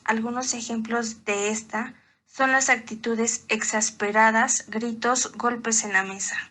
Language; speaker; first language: Spanish; native; Spanish